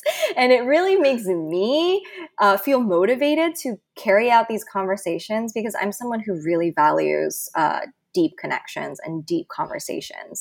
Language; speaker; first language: English; non-native, local second language; Cantonese